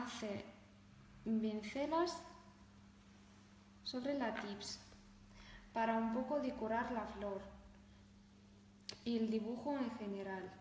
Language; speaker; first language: Spanish; non-native, fluent; Russian